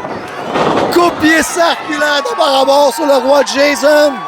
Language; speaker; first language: French; native; French